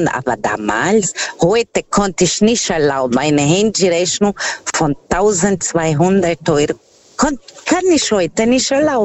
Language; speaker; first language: German; non-native, learner; Portuguese